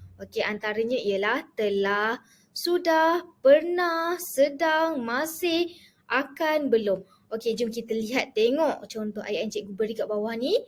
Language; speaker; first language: Malay; native; Malay